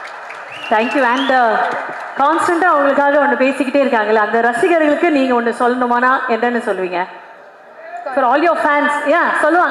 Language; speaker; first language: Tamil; native; Tamil